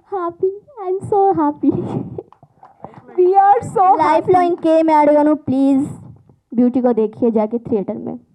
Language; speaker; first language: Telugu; non-native, learner; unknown